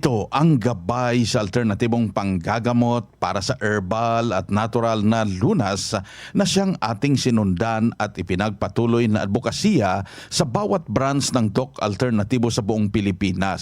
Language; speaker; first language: Filipino; native; Filipino